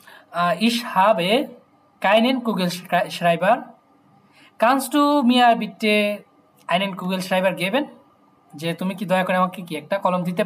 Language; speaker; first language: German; non-native, fluent; Bangla